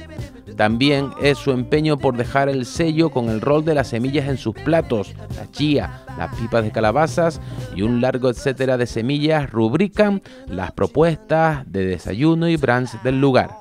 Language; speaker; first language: Spanish; native; Spanish